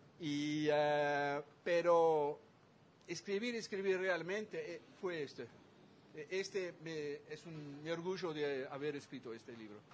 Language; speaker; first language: Spanish; non-native, fluent; Dutch